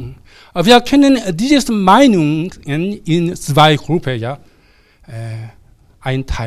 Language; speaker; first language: German; non-native, learner; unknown